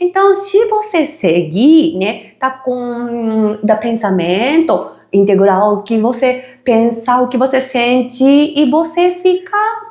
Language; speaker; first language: Portuguese; non-native, fluent; Japanese